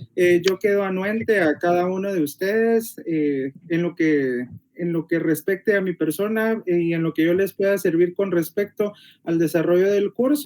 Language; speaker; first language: Spanish; native; Spanish